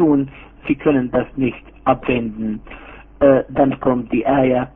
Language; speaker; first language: German; non-native, fluent; Arabic